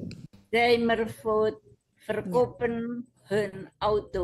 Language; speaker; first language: Dutch; non-native, learner; Indonesian